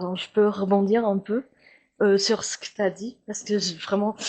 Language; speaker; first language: French; non-native, fluent; Min Nan Chinese